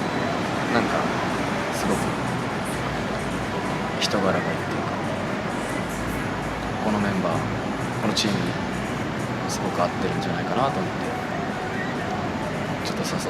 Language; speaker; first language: Japanese; native; Japanese